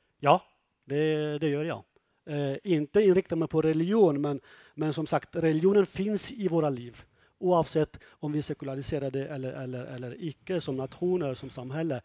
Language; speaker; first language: Swedish; non-native, fluent; Kurdish